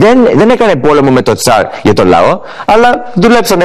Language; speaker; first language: Greek; early bilingual, heritage; Greek